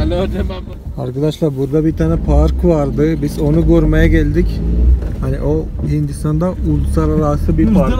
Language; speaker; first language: Turkish; non-native, fluent; Malayalam